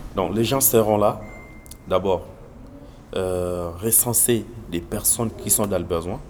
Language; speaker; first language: French; non-native, local second language; Lingala